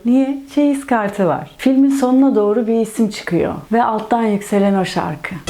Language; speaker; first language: Turkish; native; Turkish